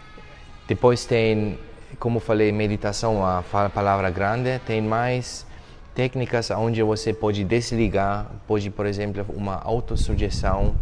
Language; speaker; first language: Portuguese; non-native, fluent; German